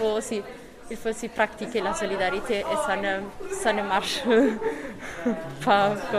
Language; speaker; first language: French; non-native, fluent; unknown